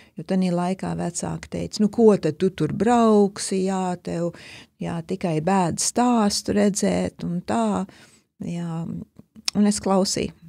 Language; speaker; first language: Latvian; early bilingual, heritage; Latvian